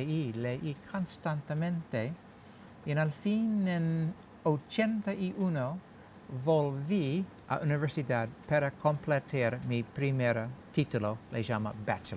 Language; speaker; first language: Spanish; non-native, learner; English